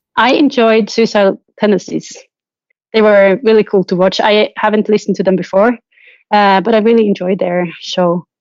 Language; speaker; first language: English; non-native, fluent; Norwegian